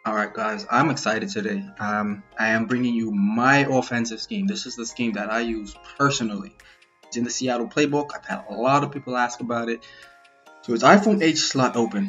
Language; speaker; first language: English; native; English